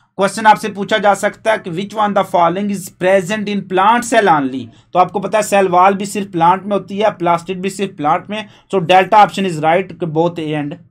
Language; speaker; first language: Urdu; non-native, local second language; Punjabi